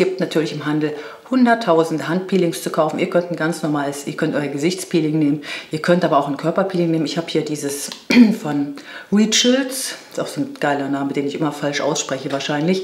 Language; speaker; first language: German; native; German